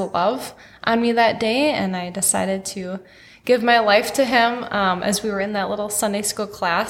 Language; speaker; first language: English; native; English